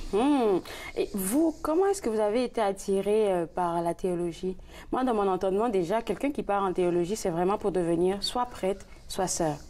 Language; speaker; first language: French; native; French